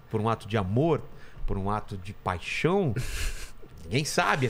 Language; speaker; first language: Portuguese; native; Portuguese